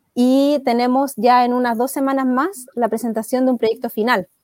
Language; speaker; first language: Spanish; native; Spanish